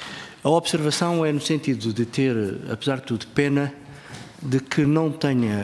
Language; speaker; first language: Portuguese; native; Portuguese